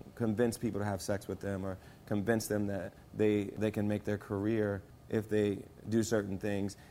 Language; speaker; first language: English; native; English